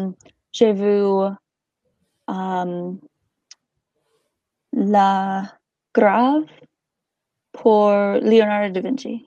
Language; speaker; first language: French; non-native, learner; English